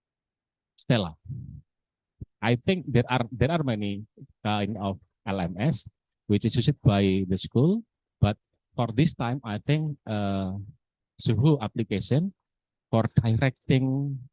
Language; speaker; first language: English; non-native, learner; Indonesian